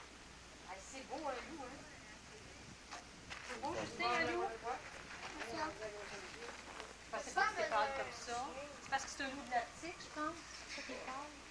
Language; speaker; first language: French; native; French